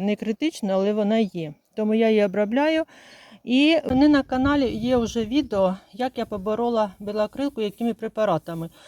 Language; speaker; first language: Ukrainian; native; Ukrainian